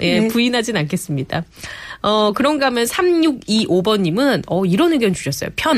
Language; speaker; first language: Korean; native; Korean